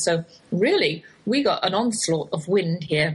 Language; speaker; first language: English; native; English